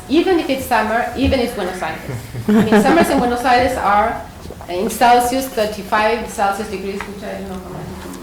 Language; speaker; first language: English; non-native, fluent; Spanish